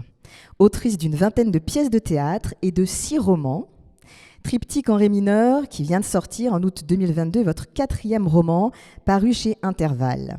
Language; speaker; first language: French; native; French